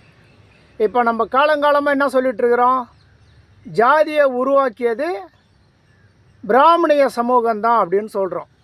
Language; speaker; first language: Tamil; native; Tamil